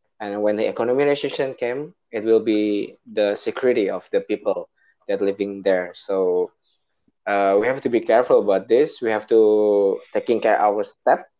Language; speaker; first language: English; non-native, learner; Indonesian